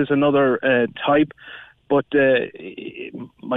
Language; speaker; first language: English; native; English